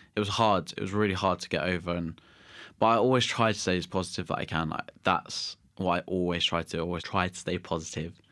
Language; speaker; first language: English; native; English